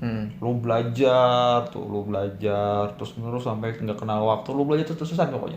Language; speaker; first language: Indonesian; native; Indonesian